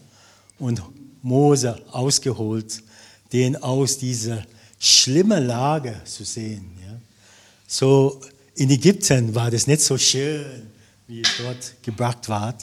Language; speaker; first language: German; non-native, learner; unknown